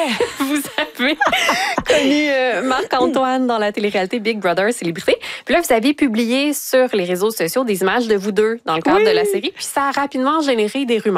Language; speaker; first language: French; native; French